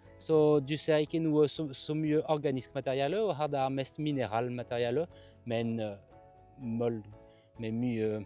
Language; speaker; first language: Norwegian; non-native, fluent; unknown